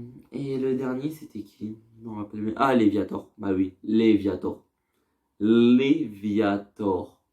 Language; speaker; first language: French; native; French